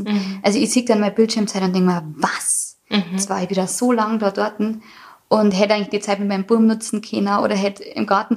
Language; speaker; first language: German; native; German